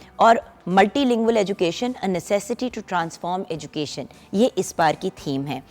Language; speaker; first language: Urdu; non-native, local second language; Punjabi